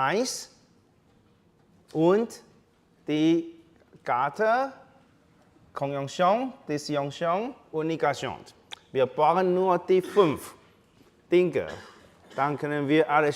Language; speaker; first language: German; non-native, learner; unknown